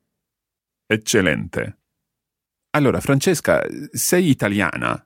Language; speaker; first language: Italian; non-native, fluent; English